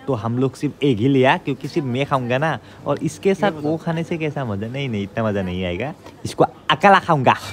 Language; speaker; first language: Hindi; non-native, local second language; Assamese